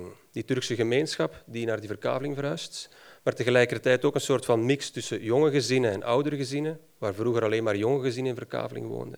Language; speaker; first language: Dutch; native; Dutch